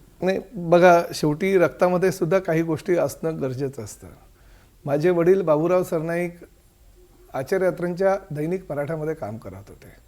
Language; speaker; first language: Marathi; native; Marathi